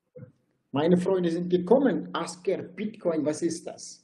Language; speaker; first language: German; non-native, fluent; Turkish